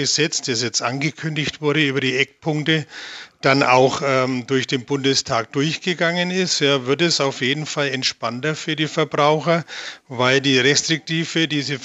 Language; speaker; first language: German; native; German